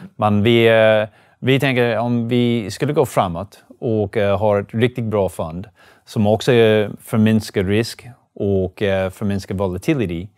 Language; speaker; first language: Swedish; non-native, learner; English